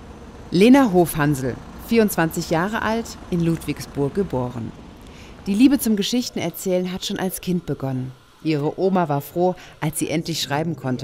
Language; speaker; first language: German; native; German